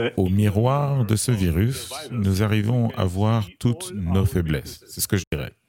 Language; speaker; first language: French; non-native, fluent; Slovenian